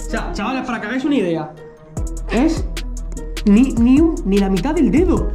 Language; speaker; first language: Spanish; native; Spanish